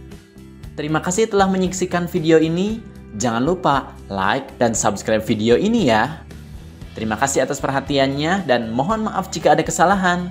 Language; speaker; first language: Indonesian; native; Indonesian